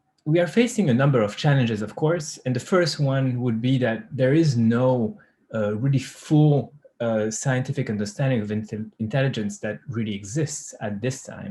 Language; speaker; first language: English; non-native, fluent; French